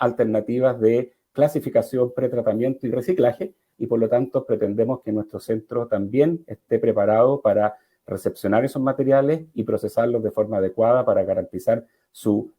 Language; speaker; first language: Spanish; native; Spanish